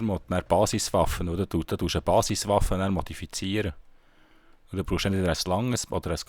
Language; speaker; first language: German; native; German